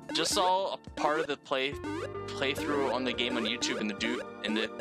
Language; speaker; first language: English; native; English